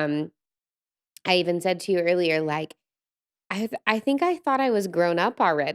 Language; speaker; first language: English; native; English